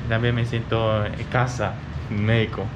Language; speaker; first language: Spanish; non-native, learner; Japanese